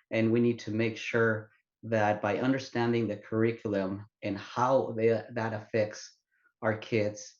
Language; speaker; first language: English; non-native, fluent; Spanish